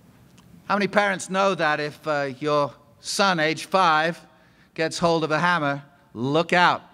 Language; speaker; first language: English; native; English